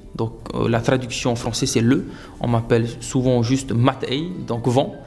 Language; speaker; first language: French; native; French